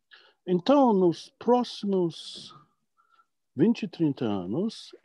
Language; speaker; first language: Portuguese; non-native, fluent; English